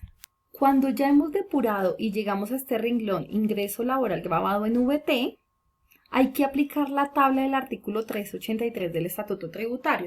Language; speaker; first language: Spanish; native; Spanish